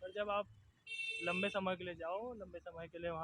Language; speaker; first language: Hindi; native; Hindi